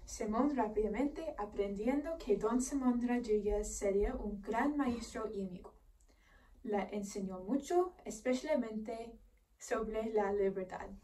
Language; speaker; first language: Spanish; non-native, learner; English